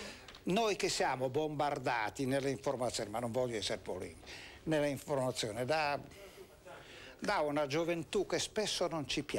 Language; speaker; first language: Italian; native; Italian